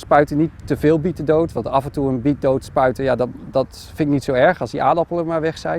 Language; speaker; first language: Dutch; native; Dutch